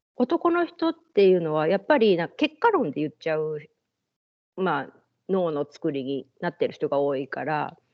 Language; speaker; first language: Japanese; native; Japanese